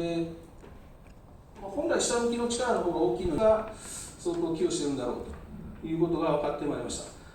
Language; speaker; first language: Japanese; native; Japanese